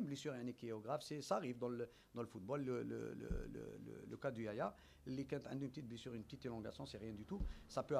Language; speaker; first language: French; non-native, local second language; Arabic